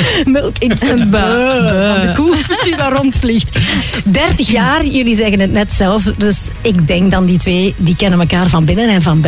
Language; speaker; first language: Dutch; native; Dutch